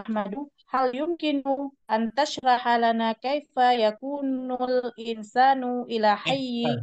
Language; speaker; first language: Arabic; non-native, learner; Indonesian